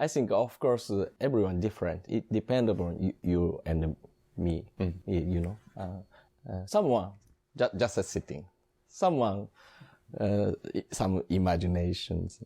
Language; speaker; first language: English; non-native, learner; Japanese